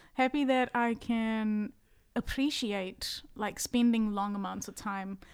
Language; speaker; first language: English; native; English